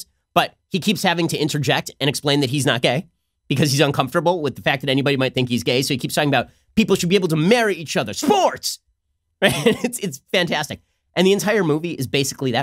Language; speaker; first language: English; native; English